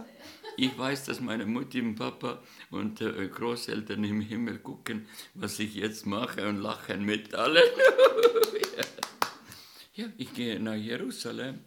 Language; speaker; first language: German; non-native, learner; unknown